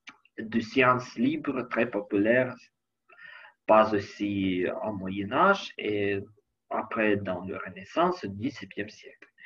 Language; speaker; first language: French; non-native, learner; Ukrainian